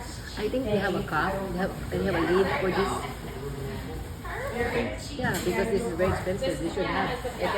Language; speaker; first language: English; non-native, local second language; Cebuano